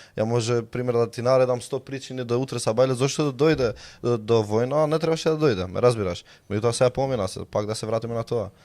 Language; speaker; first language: Macedonian; non-native, local second language; Albanian